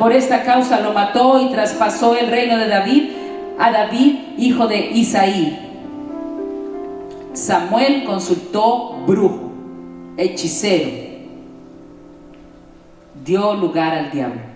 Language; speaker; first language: Spanish; native; Spanish